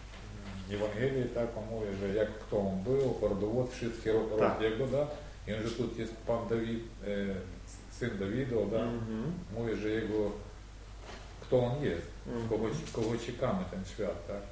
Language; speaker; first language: Polish; non-native, learner; Russian